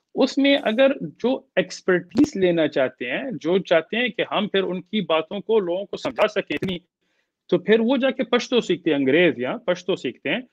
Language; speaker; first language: Urdu; early bilingual, heritage; Urdu